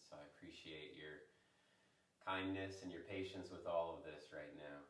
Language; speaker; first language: English; native; English